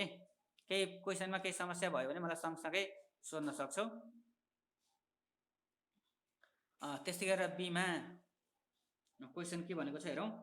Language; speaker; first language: Nepali; native; Nepali